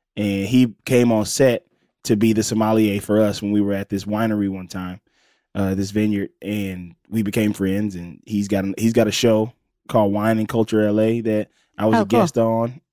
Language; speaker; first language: English; native; English